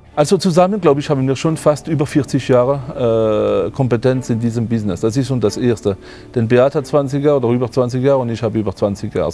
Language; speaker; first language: German; non-native, fluent; French